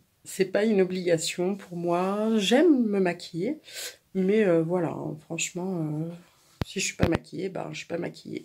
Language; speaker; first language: French; native; French